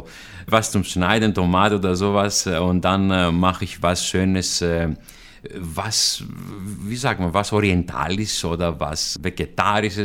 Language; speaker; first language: German; non-native, fluent; Greek